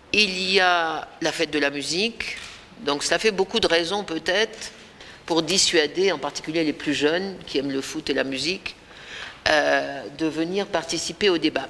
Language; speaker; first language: French; native; French